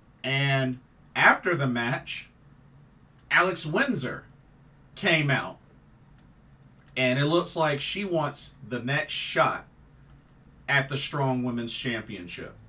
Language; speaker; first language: English; native; English